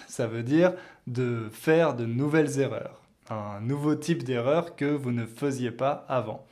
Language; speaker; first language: French; native; French